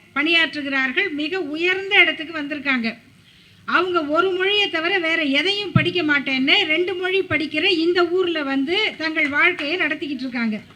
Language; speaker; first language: Tamil; native; Tamil